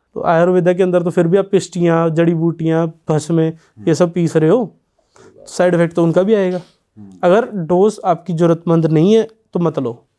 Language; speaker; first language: Hindi; non-native, local second language; Punjabi